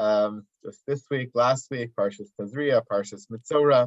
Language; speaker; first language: English; native; English